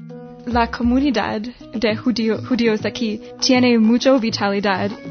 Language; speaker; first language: Spanish; non-native, learner; English